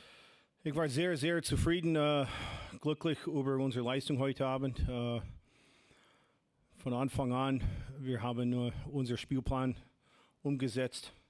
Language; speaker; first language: German; non-native, fluent; English